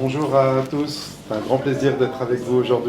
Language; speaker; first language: French; native; French